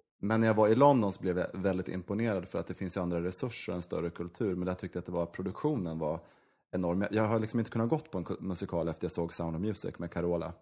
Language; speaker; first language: Swedish; native; Swedish